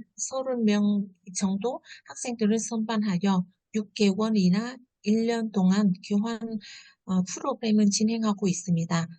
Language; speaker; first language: Korean; non-native, fluent; Vietnamese